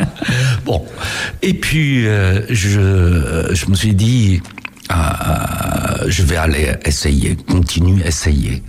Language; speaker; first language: French; non-native, fluent; Chinese